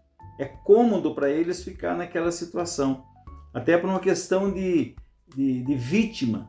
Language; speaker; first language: Portuguese; native; Portuguese